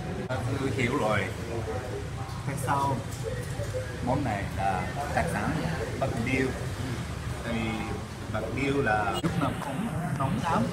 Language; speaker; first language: Vietnamese; non-native, learner; Japanese